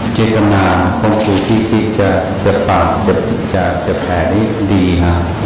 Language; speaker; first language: Thai; non-native, fluent; English